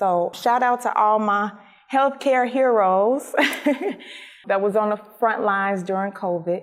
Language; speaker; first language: English; native; English